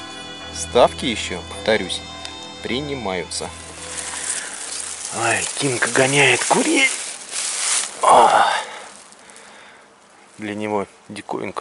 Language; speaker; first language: Russian; native; Russian